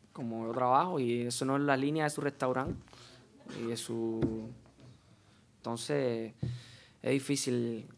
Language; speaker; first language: Spanish; native; Spanish